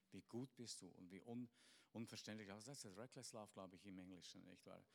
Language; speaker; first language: German; native; German